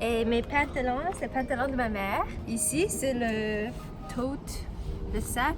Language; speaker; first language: French; non-native, learner; English